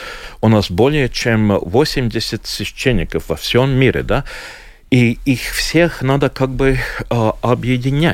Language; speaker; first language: Russian; non-native, local second language; Latvian